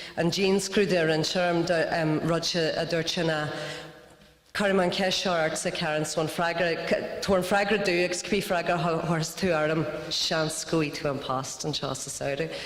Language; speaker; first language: Irish; non-native, local second language; English